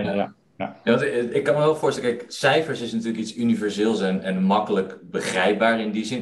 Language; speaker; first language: Dutch; native; Dutch